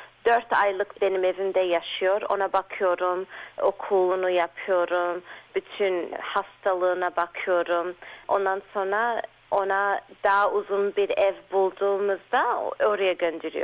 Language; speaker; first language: Turkish; early bilingual, heritage; Turkish